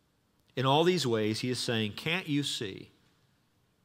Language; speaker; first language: English; native; English